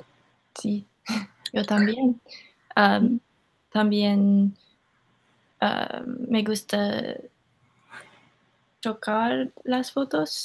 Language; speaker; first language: Spanish; non-native, learner; English